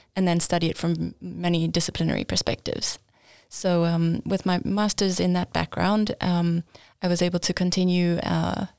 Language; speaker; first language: English; native; English